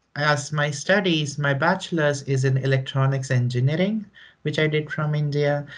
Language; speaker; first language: English; non-native, local second language; Hindi